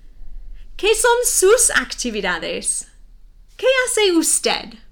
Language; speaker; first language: Spanish; non-native, fluent; English